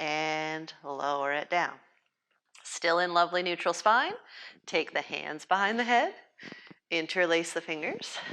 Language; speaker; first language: English; native; English